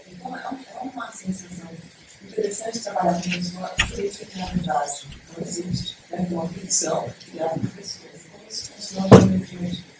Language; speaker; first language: Portuguese; native; Portuguese